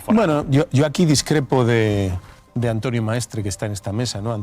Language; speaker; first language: Spanish; native; Spanish